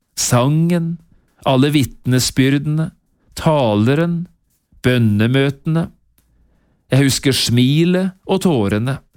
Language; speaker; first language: Norwegian; native; Norwegian